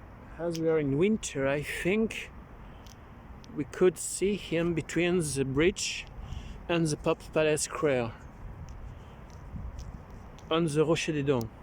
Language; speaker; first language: English; non-native, learner; French